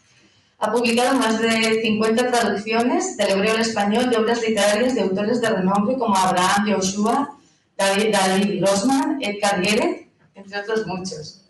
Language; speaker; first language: Spanish; native; Spanish